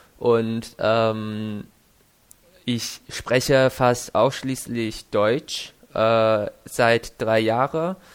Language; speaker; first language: German; non-native, fluent; Chinese